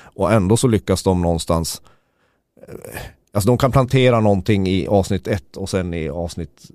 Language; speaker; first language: Swedish; native; Swedish